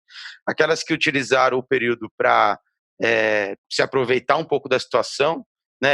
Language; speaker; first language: Portuguese; native; Portuguese